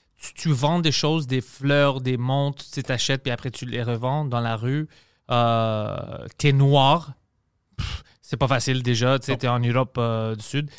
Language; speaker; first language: French; non-native, fluent; Greek